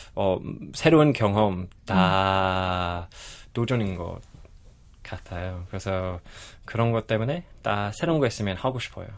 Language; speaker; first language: Korean; non-native, learner; English